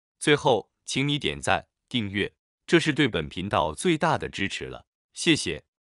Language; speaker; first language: Chinese; native; Chinese